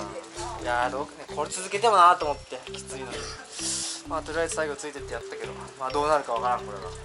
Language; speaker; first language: Japanese; native; Japanese